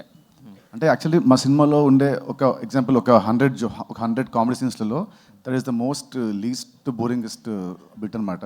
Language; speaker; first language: Telugu; native; Telugu